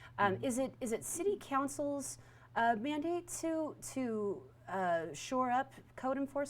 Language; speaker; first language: English; native; English